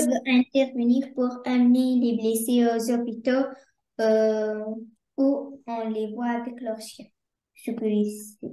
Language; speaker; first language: French; non-native, learner; Arabic